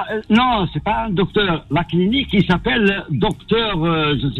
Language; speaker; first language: French; non-native, learner; Arabic